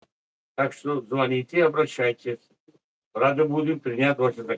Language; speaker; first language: Russian; non-native, fluent; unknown